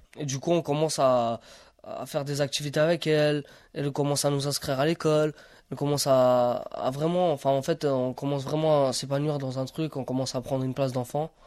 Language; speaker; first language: French; early bilingual, other home language; Romany